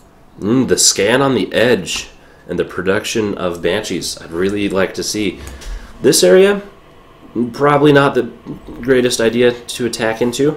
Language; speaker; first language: English; native; English